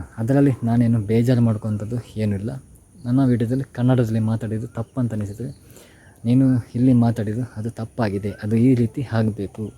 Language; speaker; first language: Kannada; non-native, local second language; Tulu